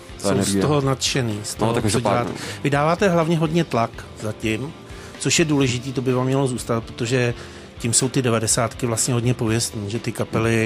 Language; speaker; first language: Czech; native; Czech